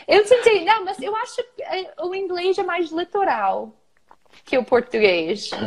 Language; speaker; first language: Portuguese; non-native, fluent; English